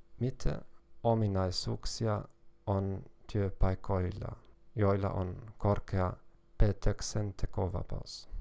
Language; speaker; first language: Finnish; non-native, learner; German